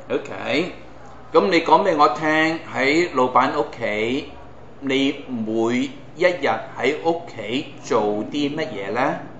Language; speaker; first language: Cantonese; native; Cantonese